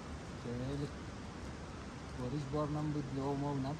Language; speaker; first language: Persian; native; Persian